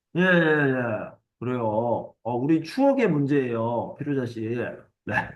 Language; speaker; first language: Korean; native; Korean